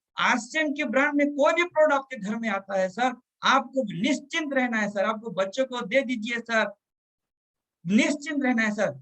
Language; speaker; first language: Hindi; non-native, local second language; Telugu